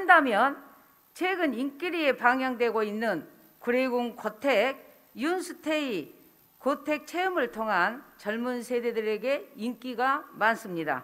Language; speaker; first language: Korean; native; Korean